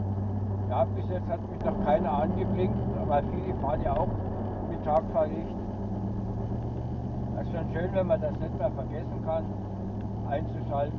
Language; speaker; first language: German; native; German